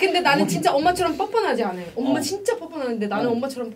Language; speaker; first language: Korean; non-native, fluent; Arabic